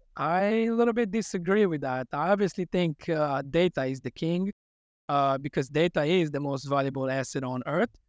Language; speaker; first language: English; non-native, fluent; Hebrew